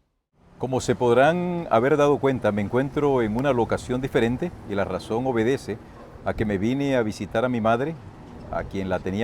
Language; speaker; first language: Spanish; native; Spanish